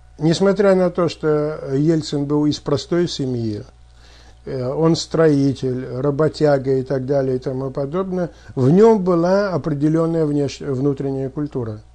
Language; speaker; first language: Russian; native; Russian